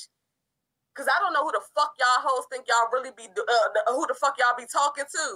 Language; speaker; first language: English; native; English